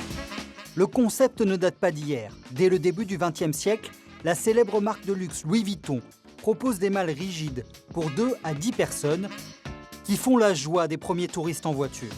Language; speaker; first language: French; native; French